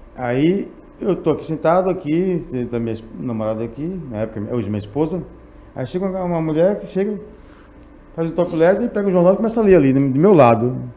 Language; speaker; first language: Portuguese; native; Portuguese